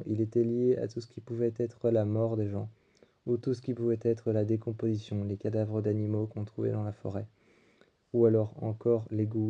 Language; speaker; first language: French; native; French